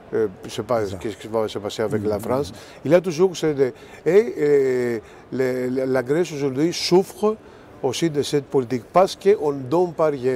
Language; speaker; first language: French; non-native, fluent; Greek